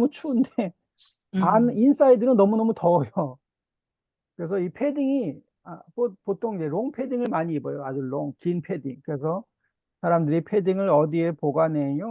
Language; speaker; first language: Korean; native; Korean